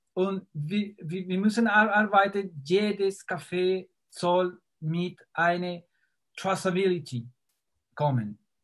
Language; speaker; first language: German; non-native, fluent; Spanish